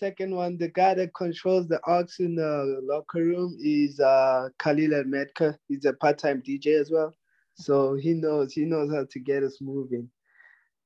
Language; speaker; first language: English; non-native, local second language; Zulu